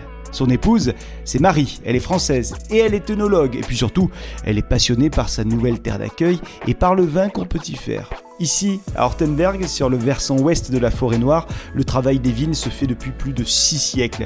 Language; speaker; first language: French; native; French